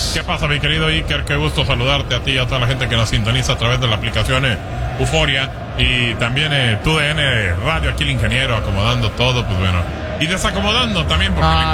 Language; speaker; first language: Spanish; native; Spanish